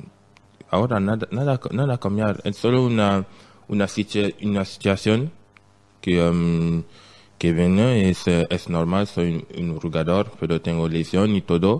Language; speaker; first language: Spanish; non-native, learner; French